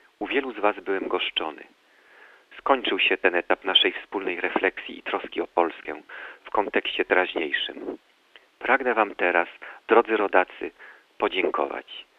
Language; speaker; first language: Polish; early bilingual, heritage; Polish